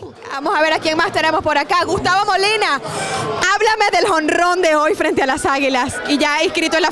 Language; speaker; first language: Spanish; native; Spanish